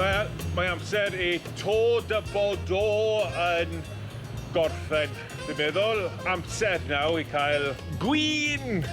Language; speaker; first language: Welsh; non-native, local second language; English